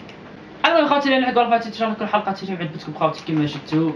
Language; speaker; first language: Arabic; native; Arabic